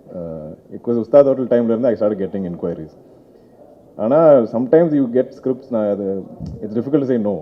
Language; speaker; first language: Tamil; non-native, local second language; Malayalam